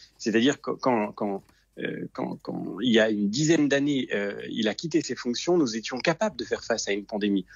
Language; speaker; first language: French; native; French